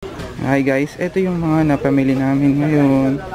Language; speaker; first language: Filipino; native; Filipino